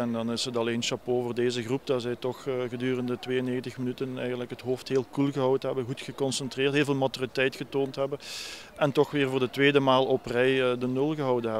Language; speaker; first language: Dutch; native; Dutch